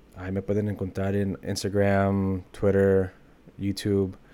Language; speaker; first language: Spanish; early bilingual, heritage; Spanish